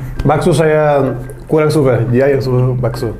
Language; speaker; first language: Indonesian; non-native, learner; Portuguese